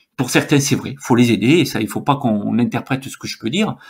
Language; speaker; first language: French; native; French